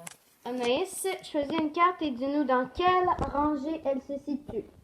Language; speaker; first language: French; native; French